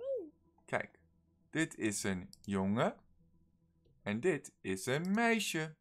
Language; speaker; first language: Dutch; non-native, fluent; English